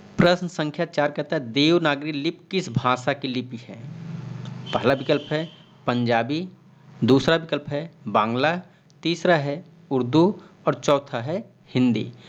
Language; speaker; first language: Hindi; native; Hindi